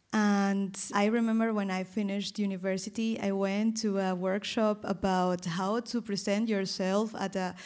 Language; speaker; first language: English; non-native, fluent; Spanish